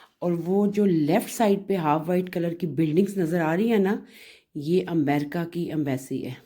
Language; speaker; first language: Urdu; non-native, local second language; Punjabi